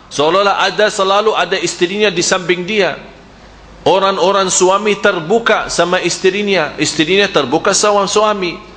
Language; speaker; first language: Malay; non-native, fluent; Arabic